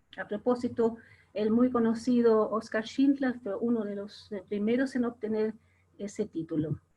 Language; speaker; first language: Spanish; non-native, fluent; German